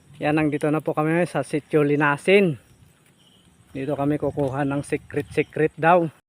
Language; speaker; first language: Filipino; non-native, local second language; Iloko